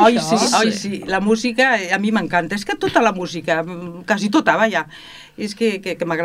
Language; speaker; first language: Catalan; native; Catalan